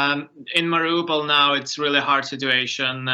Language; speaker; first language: English; non-native, learner; Ukrainian